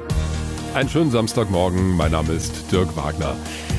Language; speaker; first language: German; native; German